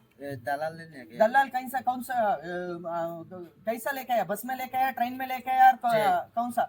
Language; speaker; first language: Hindi; non-native, local second language; Kannada